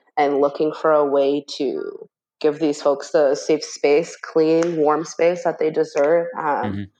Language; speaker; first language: English; native; English